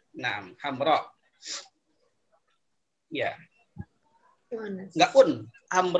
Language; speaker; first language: Arabic; non-native, fluent; Indonesian